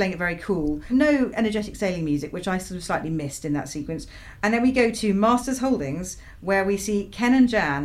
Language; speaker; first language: English; native; English